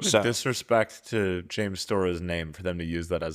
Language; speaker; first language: English; native; English